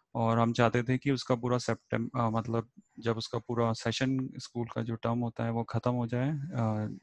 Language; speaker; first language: Hindi; native; Hindi